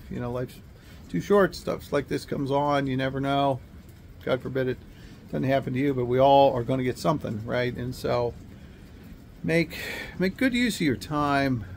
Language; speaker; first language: English; native; English